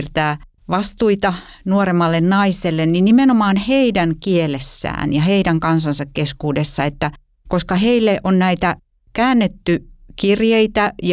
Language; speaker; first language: Finnish; native; Finnish